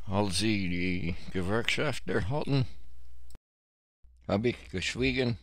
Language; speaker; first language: German; non-native, learner; English